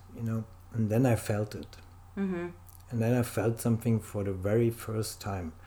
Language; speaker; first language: English; non-native, fluent; German